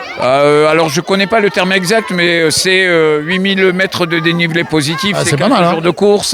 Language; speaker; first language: French; native; French